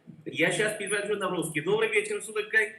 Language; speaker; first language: Russian; non-native, learner; Korean